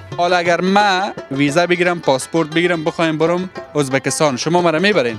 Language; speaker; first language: Persian; native; Persian